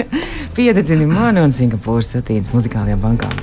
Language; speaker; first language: Latvian; native; Latvian